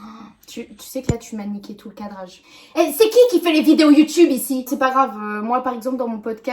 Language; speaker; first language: French; native; French